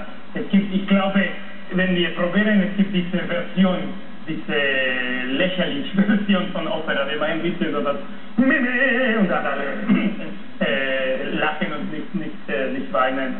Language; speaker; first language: German; non-native, fluent; Spanish